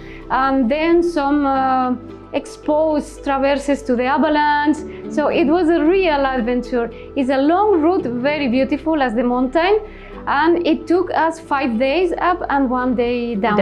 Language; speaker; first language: English; non-native, learner; Spanish